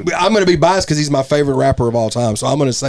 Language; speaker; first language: English; native; English